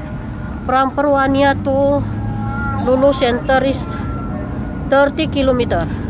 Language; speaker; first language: English; non-native, local second language; Filipino